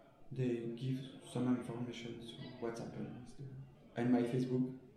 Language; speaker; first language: English; non-native, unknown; French